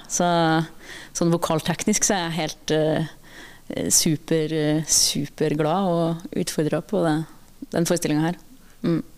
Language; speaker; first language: Norwegian; native; Norwegian